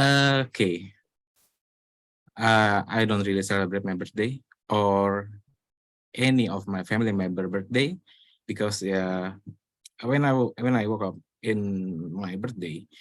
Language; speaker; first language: English; non-native, learner; Indonesian